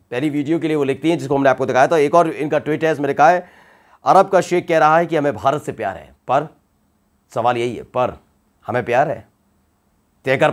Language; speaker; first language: Hindi; native; Hindi